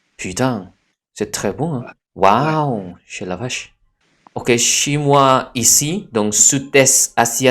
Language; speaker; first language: French; non-native, fluent; Indonesian